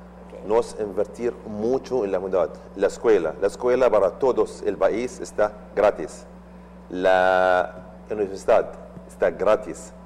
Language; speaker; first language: Spanish; non-native, learner; Arabic